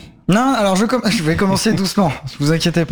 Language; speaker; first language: French; native; French